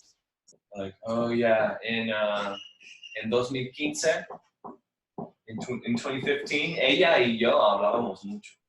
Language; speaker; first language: Spanish; non-native, fluent; English